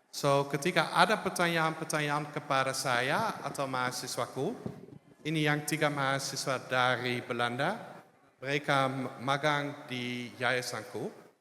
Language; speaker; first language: Indonesian; non-native, fluent; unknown